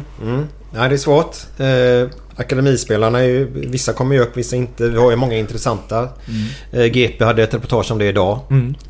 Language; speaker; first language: Swedish; native; Swedish